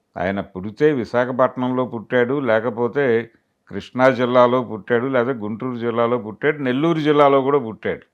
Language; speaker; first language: Telugu; native; Telugu